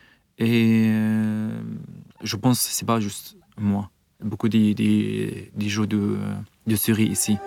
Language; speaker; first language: French; non-native, learner; Arabic